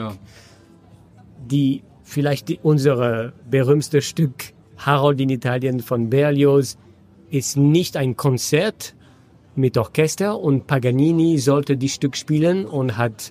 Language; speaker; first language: German; non-native, fluent; French